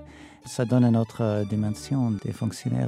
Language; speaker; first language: French; non-native, fluent; English